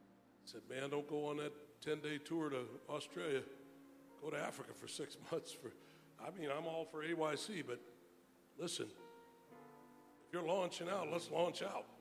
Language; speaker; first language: English; native; English